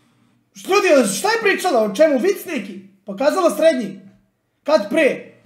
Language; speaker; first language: Bosnian; native; Bosnian